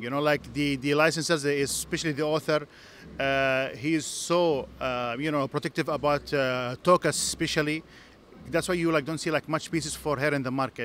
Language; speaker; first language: English; non-native, fluent; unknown